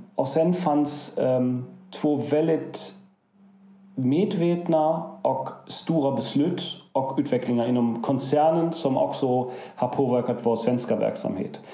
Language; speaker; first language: Swedish; non-native, fluent; German